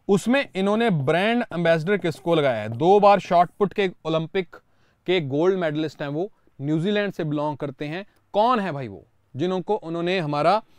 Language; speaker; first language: Hindi; non-native, local second language; Punjabi